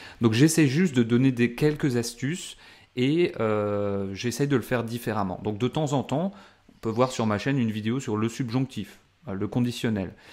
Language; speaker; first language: French; native; French